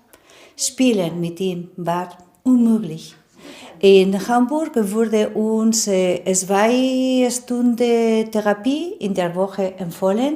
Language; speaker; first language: German; non-native, fluent; Spanish